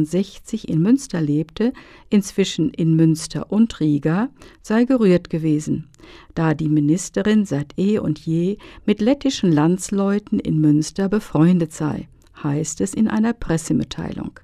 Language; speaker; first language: German; native; German